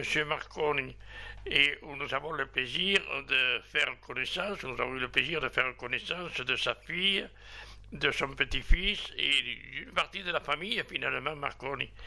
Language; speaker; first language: French; native; French